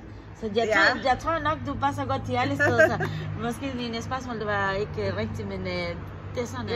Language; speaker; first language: Danish; non-native, learner; Spanish